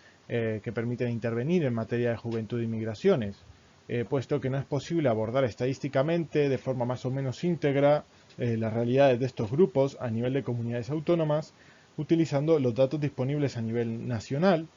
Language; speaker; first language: Spanish; native; Spanish